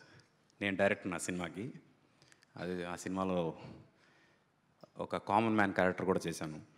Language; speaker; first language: Telugu; native; Telugu